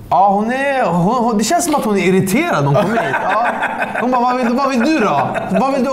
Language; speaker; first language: Swedish; native; Swedish